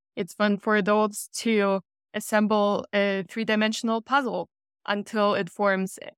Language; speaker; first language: English; non-native, fluent; Russian